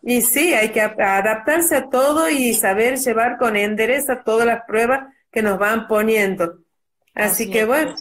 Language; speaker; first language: Spanish; native; Spanish